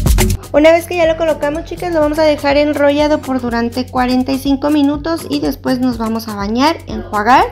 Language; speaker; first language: Spanish; native; Spanish